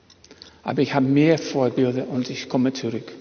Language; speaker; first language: German; non-native, fluent; Dutch